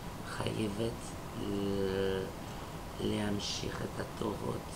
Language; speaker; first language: Hebrew; non-native, fluent; French